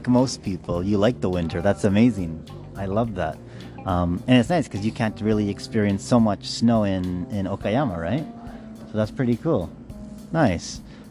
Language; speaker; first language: English; native; English